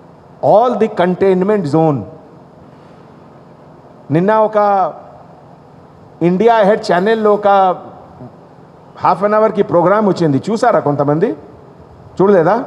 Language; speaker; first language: Telugu; non-native, fluent; Hindi